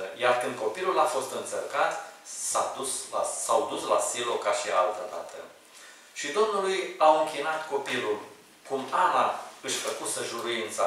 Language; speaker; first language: Romanian; native; Romanian